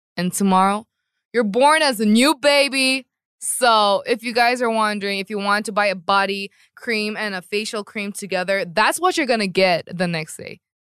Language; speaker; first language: English; non-native, fluent; Korean